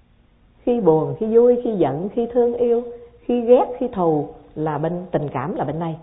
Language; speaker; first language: Vietnamese; native; Vietnamese